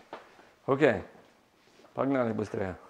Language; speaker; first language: Russian; non-native, learner; English